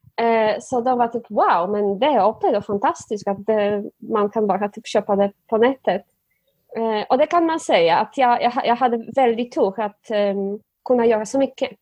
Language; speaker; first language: Swedish; non-native, fluent; Polish